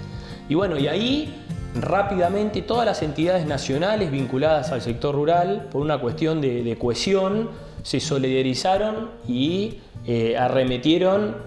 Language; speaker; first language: Spanish; native; Spanish